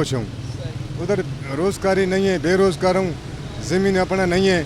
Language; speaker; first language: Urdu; non-native, local second language; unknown